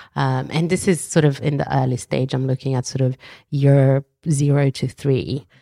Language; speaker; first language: English; early bilingual, other home language; Romanian